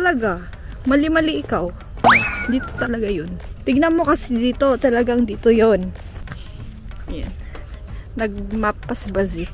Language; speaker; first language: Filipino; native; Filipino